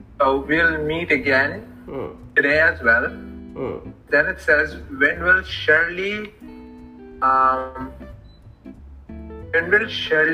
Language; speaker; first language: English; non-native, learner; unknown